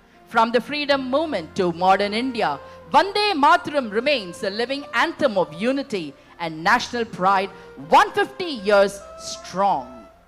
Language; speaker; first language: English; non-native, local second language; Tamil